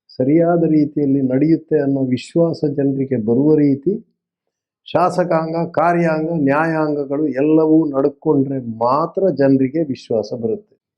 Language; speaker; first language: Kannada; non-native, local second language; Tulu